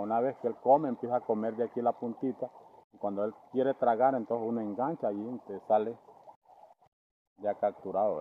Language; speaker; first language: Spanish; native; Spanish